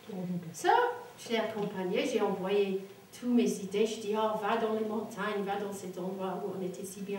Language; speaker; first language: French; non-native, fluent; English